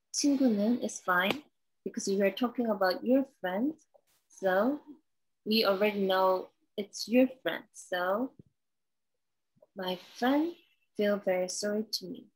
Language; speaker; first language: English; non-native, learner; Korean